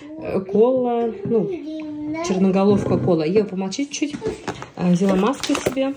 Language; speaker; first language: Russian; native; Russian